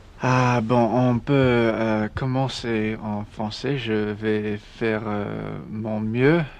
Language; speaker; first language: French; non-native, learner; English